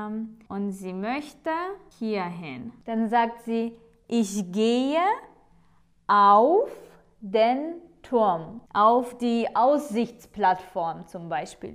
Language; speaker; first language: German; non-native, fluent; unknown